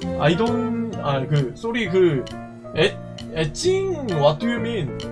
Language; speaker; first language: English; non-native, learner; Korean